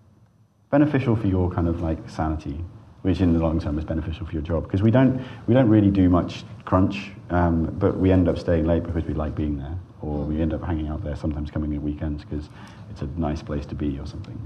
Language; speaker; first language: English; native; English